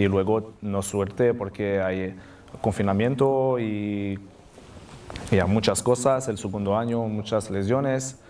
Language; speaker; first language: Spanish; non-native, learner; French